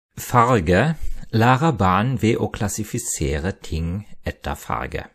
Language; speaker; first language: Norwegian; non-native, fluent; German